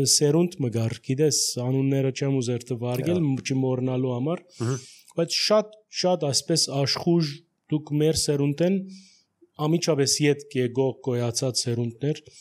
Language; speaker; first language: Armenian; early bilingual, heritage; Armenian